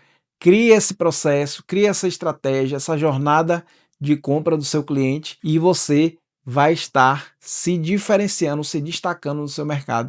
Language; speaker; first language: Portuguese; native; Portuguese